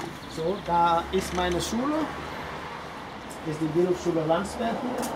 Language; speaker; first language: German; non-native, learner; French